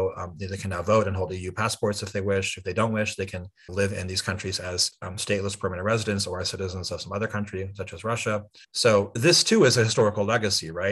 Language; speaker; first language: English; native; English